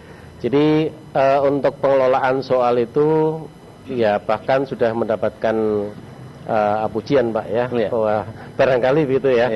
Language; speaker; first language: Indonesian; native; Indonesian